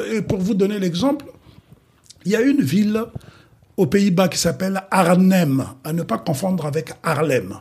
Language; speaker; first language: French; non-native, local second language; Kongo